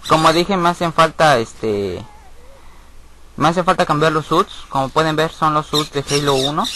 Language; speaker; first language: Spanish; native; Spanish